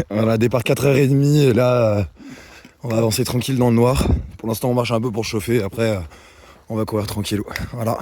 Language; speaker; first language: French; native; French